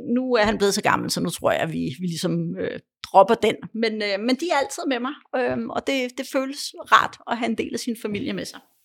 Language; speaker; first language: Danish; early bilingual, other home language; Polish